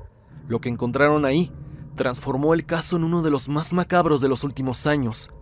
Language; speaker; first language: Spanish; native; Spanish